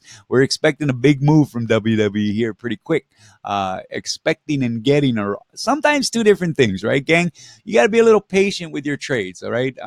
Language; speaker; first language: English; native; English